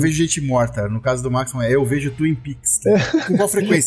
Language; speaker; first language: Portuguese; native; Portuguese